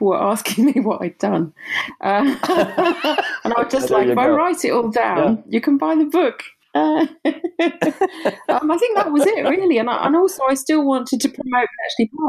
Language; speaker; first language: English; native; English